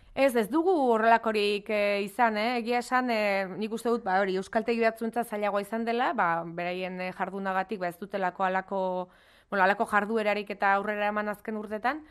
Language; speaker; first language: Basque; native; Basque